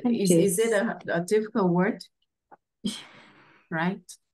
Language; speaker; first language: English; non-native, fluent; Vietnamese